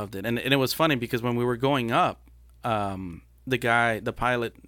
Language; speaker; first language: English; early bilingual, other home language; Spanish